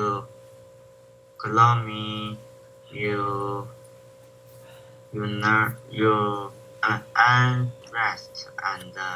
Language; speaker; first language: English; non-native, learner; Chinese